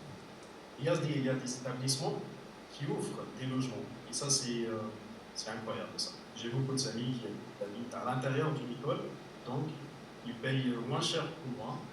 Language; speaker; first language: French; non-native, fluent; Arabic